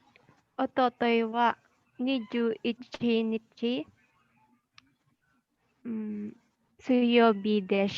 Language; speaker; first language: Japanese; non-native, learner; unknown